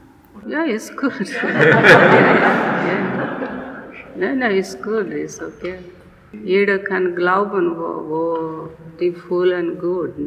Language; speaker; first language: German; non-native, learner; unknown